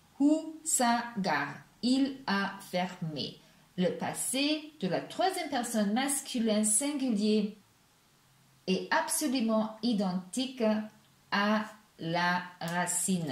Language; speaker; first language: French; non-native, fluent; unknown